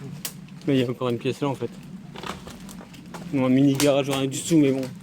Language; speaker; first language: French; native; French